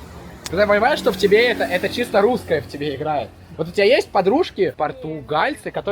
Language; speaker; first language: Russian; native; Russian